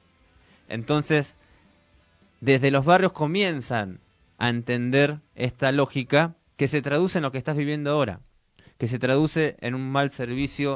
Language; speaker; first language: Spanish; native; Spanish